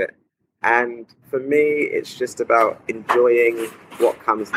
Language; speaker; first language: English; native; English